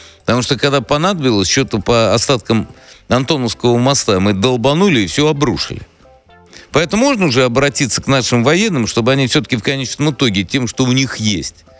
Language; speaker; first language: Russian; native; Russian